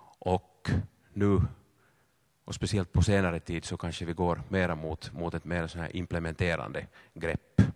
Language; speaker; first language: Swedish; native; Swedish